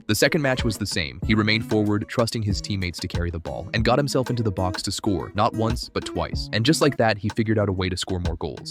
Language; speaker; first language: English; native; English